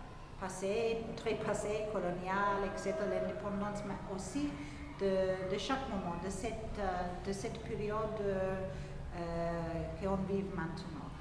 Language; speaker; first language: French; non-native, fluent; English